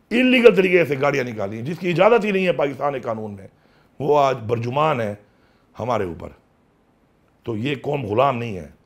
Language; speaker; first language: Urdu; non-native, local second language; Pashto